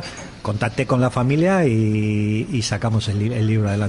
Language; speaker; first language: Spanish; native; Spanish